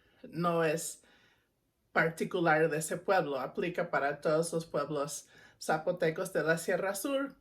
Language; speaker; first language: Spanish; non-native, fluent; English